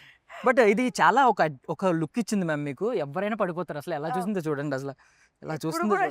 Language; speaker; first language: Telugu; native; Telugu